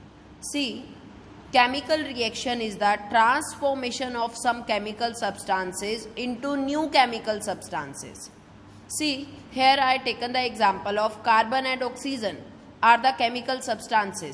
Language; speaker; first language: English; non-native, local second language; Hindi